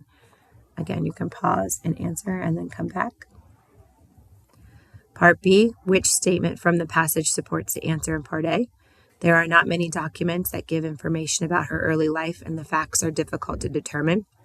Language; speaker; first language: English; native; English